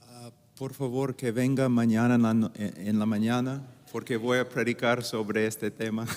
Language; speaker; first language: Spanish; non-native, fluent; English